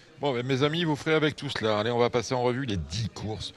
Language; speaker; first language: French; native; French